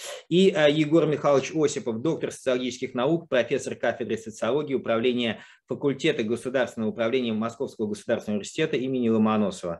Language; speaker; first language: Russian; native; Russian